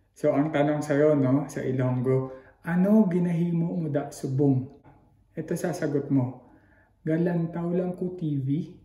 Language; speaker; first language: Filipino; non-native, local second language; Hiligaynon